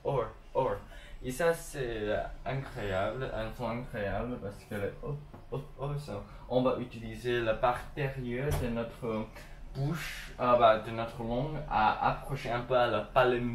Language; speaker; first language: French; non-native, learner; English